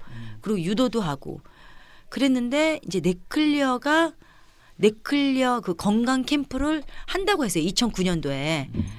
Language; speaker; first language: Korean; early bilingual, heritage; Korean